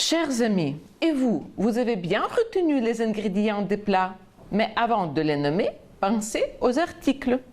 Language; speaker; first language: French; non-native, fluent; Ukrainian